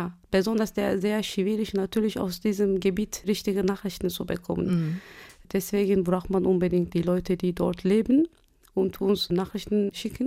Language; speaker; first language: German; non-native, fluent; Turkish